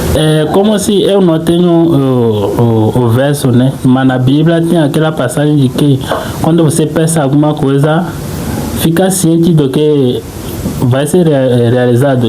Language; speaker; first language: Portuguese; non-native, fluent; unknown